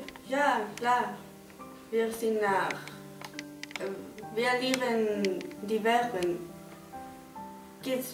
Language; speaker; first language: German; non-native, learner; Spanish